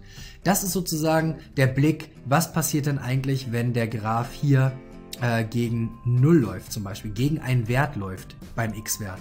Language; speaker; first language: German; native; German